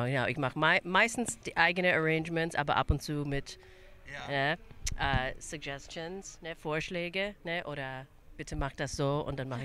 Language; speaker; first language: German; early bilingual, other home language; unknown